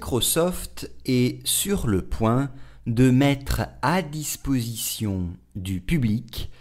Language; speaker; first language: French; native; French